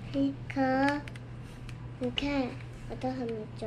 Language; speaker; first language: Chinese; native; Chinese